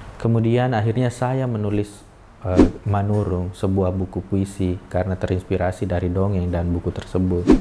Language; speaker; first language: Indonesian; non-native, local second language; Buginese